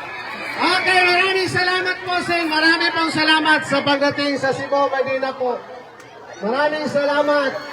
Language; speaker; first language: Filipino; non-native, local second language; Cebuano